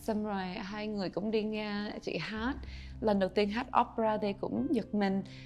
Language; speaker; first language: Vietnamese; early bilingual, other home language; English